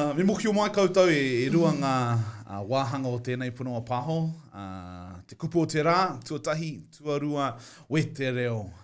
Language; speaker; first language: Māori; non-native, local second language; English